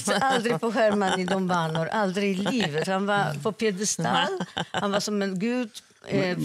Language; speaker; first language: Swedish; non-native, fluent; Polish